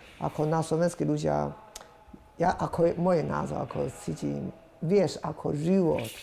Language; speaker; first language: Slovak; non-native, learner; Chinese